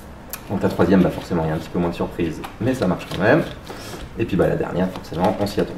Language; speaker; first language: French; native; French